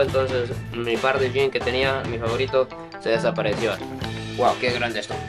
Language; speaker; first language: Spanish; non-native, fluent; Japanese